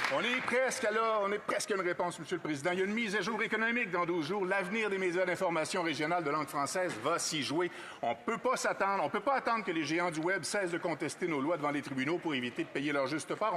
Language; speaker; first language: French; native; French